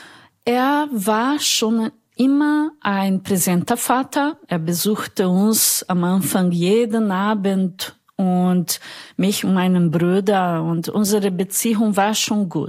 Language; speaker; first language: German; non-native, fluent; Portuguese